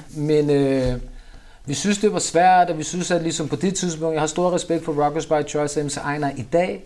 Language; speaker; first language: Danish; early bilingual, other home language; Urdu